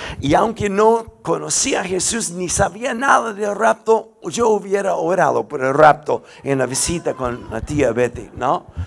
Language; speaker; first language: Spanish; non-native, fluent; English